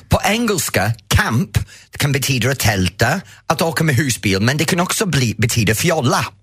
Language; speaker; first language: Swedish; non-native, fluent; English